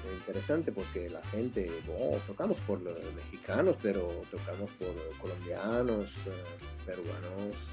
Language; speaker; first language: Spanish; non-native, learner; French